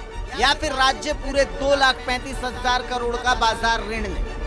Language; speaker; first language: Hindi; native; Hindi